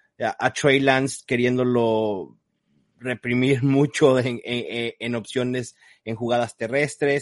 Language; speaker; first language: Spanish; native; Spanish